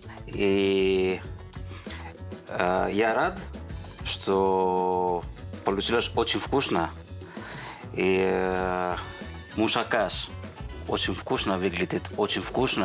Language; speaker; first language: Russian; non-native, learner; Greek